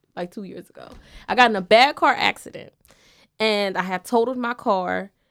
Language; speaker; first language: English; native; English